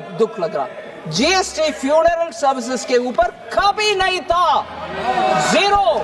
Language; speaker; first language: Hindi; non-native, local second language; Tamil